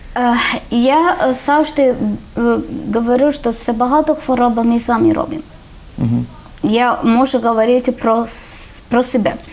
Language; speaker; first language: Ukrainian; non-native, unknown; Malayalam